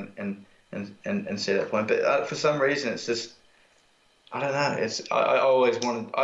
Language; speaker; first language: English; native; English